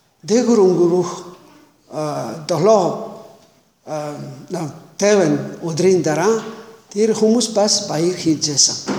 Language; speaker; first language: Mongolian; non-native, learner; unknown